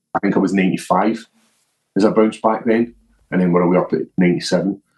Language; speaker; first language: English; native; English